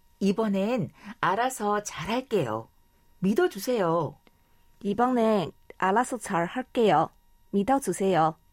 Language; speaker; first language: Korean; non-native, fluent; Chinese